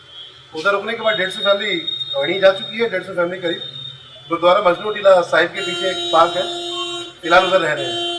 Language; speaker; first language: Hindi; native; Hindi